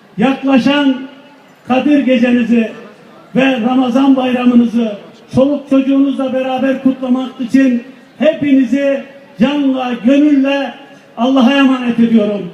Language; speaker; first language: Turkish; native; Turkish